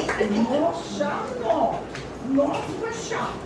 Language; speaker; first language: French; non-native, learner; Portuguese